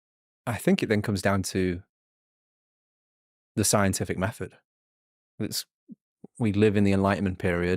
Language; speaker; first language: English; native; English